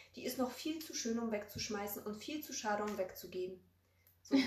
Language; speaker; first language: German; early bilingual, other home language; Polish